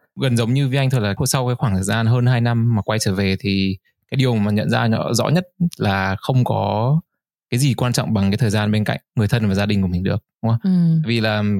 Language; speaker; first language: Vietnamese; native; Vietnamese